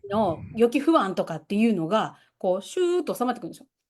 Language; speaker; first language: Japanese; native; Japanese